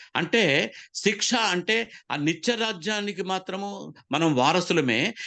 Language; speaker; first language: Telugu; non-native, local second language; Koya